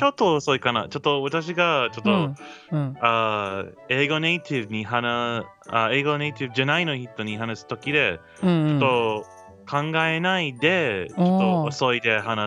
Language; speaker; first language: Japanese; non-native, learner; English